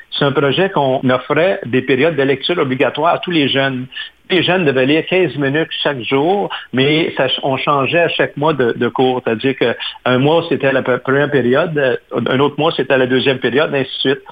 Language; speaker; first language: French; native; French